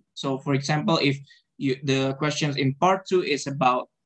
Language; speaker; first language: English; non-native, fluent; Indonesian